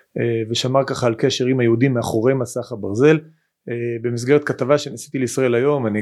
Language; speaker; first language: Hebrew; native; Hebrew